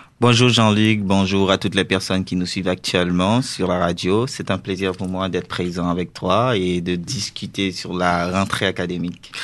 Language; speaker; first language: French; non-native, local second language; Haitian Creole